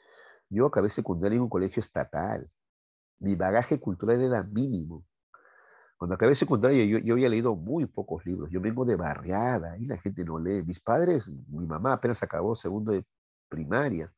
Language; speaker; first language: Spanish; native; Spanish